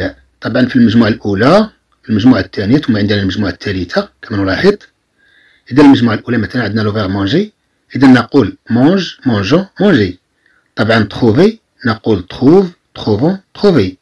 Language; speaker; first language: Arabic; native; Arabic